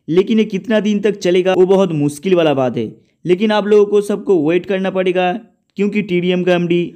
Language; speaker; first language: Hindi; non-native, local second language; Bangla